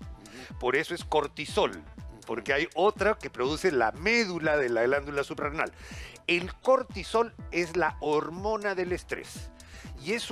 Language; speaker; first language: Spanish; native; Spanish